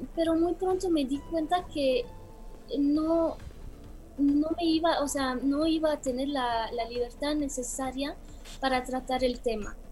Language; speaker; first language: Spanish; non-native, fluent; Romanian